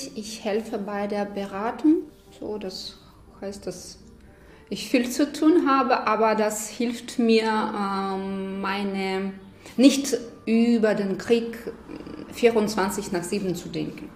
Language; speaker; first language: German; non-native, fluent; Ukrainian